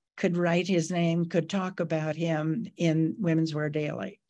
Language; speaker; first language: English; native; English